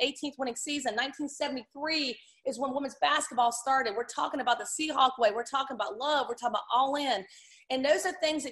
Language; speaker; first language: English; native; English